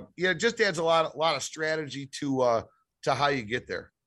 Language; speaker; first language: English; native; English